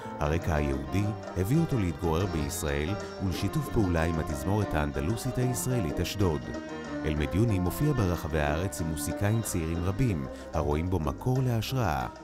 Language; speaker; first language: Hebrew; native; Hebrew